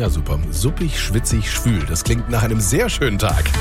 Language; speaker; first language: German; native; German